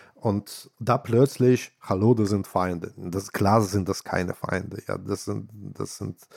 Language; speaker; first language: German; non-native, fluent; Russian